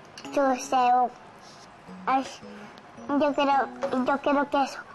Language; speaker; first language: Spanish; early bilingual, heritage; Spanish